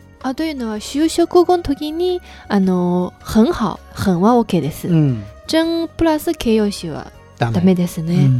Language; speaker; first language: Japanese; non-native, fluent; Chinese